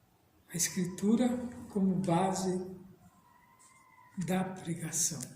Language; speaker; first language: Portuguese; native; Portuguese